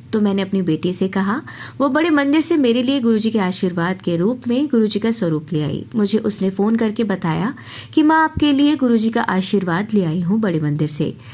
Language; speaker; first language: Hindi; native; Hindi